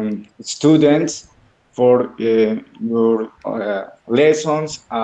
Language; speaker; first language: English; non-native, learner; Spanish